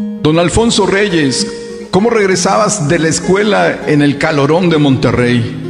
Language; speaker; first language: Spanish; native; Spanish